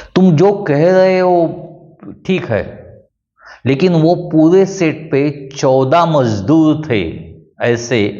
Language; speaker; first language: Hindi; non-native, local second language; Marathi